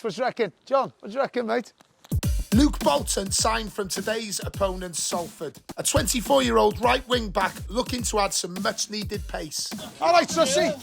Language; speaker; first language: English; native; English